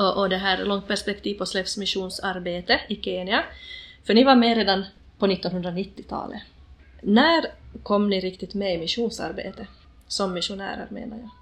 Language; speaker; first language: Swedish; native; Swedish